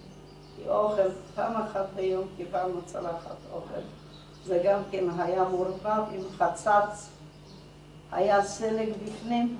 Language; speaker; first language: Hebrew; non-native, fluent; Hungarian